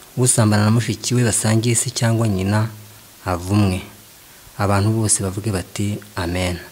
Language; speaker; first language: Kinyarwanda; native; Kinyarwanda